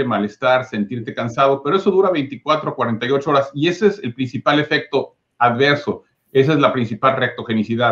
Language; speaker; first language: Spanish; native; Spanish